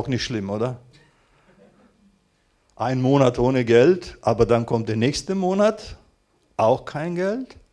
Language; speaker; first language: German; non-native, fluent; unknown